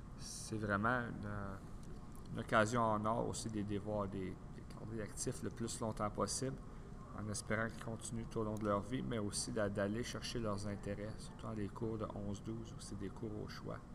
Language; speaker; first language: French; native; French